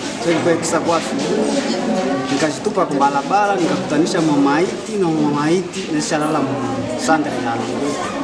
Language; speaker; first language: Swahili; non-native, local second language; Nande